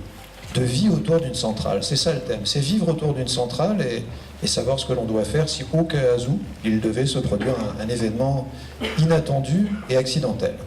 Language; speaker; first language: French; native; French